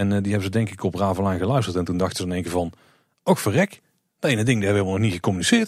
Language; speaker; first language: Dutch; native; Dutch